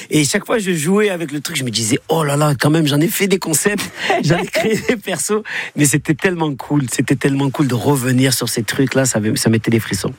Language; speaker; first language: French; native; French